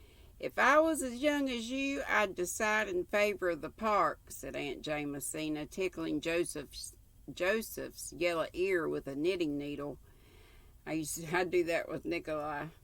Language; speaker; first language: English; native; English